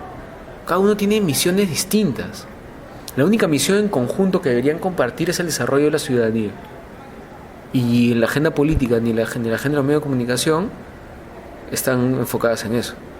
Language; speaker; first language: Spanish; native; Spanish